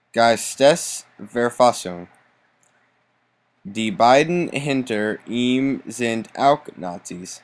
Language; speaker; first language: German; non-native, learner; English